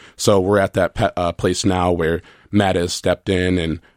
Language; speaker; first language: English; native; English